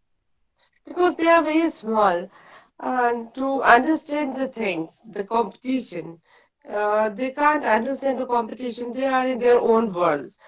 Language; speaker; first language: English; non-native, fluent; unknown